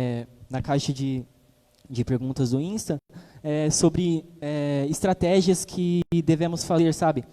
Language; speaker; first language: Portuguese; native; Portuguese